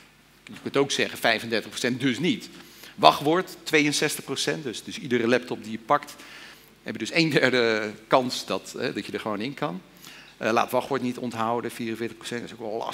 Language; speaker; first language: Dutch; native; Dutch